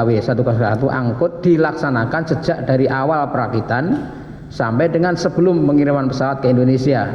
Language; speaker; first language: Indonesian; native; Indonesian